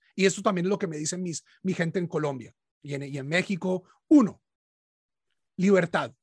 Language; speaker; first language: Spanish; native; Spanish